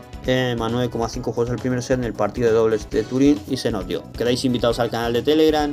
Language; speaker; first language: Spanish; native; Spanish